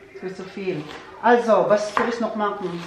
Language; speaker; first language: German; non-native, learner; Filipino